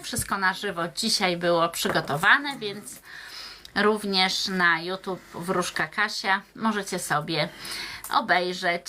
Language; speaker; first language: Polish; native; Polish